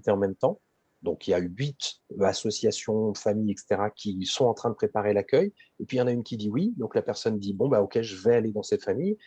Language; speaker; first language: French; native; French